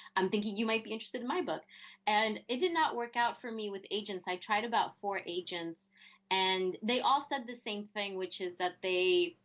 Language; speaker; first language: English; early bilingual, other home language; Spanish